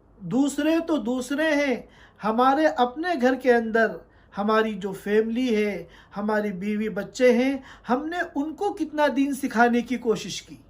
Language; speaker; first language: Urdu; native; Urdu